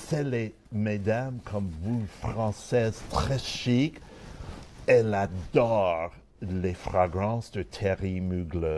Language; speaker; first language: French; non-native, learner; English